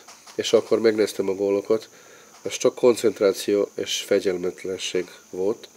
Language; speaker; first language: Hungarian; non-native, fluent; Serbian